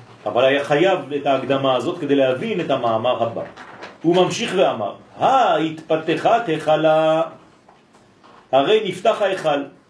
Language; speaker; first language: Hebrew; non-native, fluent; French